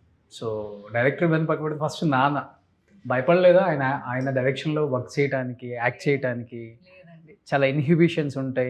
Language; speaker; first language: Telugu; native; Telugu